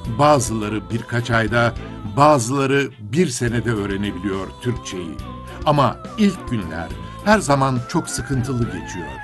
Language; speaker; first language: Turkish; native; Turkish